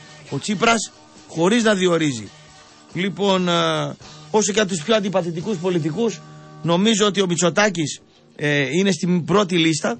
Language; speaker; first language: Greek; native; Greek